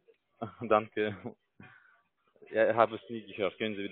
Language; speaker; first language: German; non-native, learner; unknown